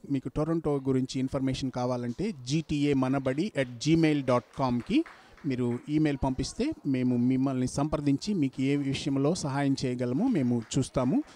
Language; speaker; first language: Telugu; native; Telugu